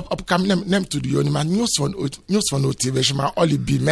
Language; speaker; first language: Hungarian; non-native, fluent; Yoruba